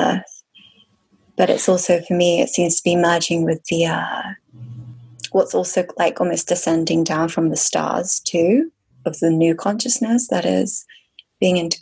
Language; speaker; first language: English; native; English